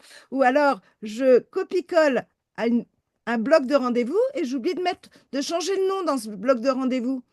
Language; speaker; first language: French; native; French